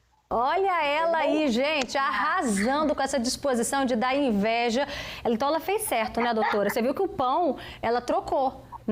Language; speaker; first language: Portuguese; native; Portuguese